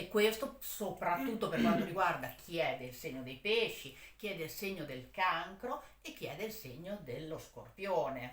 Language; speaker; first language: Italian; native; Italian